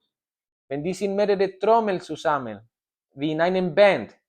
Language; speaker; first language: German; non-native, learner; Spanish